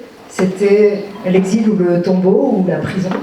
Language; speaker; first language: French; native; French